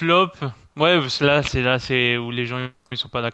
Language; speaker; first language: French; native; French